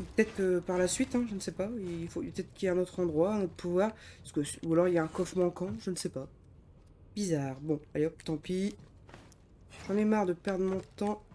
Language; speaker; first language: French; native; French